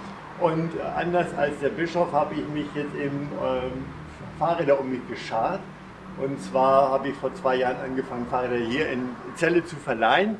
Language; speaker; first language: German; native; German